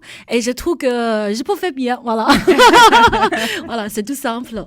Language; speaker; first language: French; non-native, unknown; Chinese